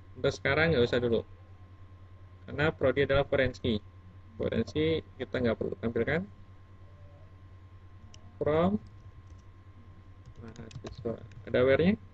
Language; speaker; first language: Indonesian; native; Indonesian